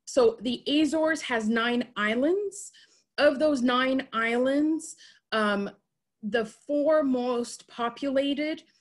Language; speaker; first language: English; native; English